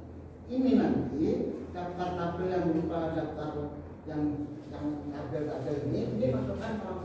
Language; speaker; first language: Indonesian; native; Indonesian